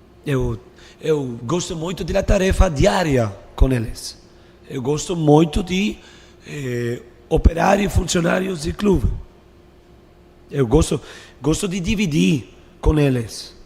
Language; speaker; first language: Portuguese; non-native, fluent; Spanish